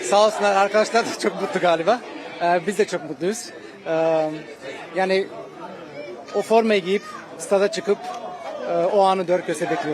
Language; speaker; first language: Turkish; early bilingual, heritage; Turkish